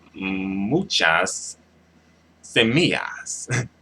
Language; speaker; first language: Spanish; non-native, learner; English